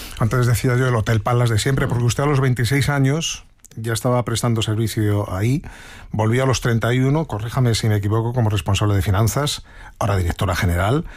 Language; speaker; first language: Spanish; native; Spanish